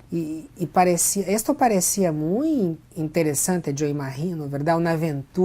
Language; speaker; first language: Spanish; non-native, fluent; Portuguese